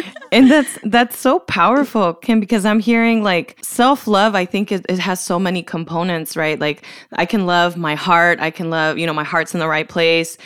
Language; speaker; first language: English; early bilingual, other home language; Spanish